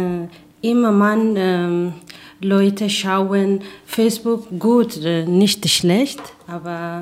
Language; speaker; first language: German; non-native, learner; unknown